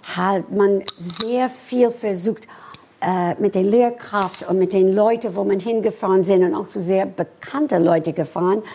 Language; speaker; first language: German; non-native, fluent; English